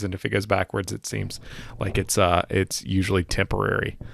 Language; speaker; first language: English; native; English